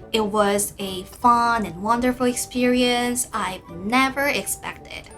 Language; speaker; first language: English; non-native, fluent; Korean